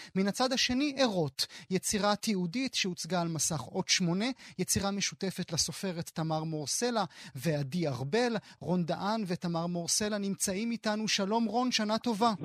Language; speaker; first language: Hebrew; native; Hebrew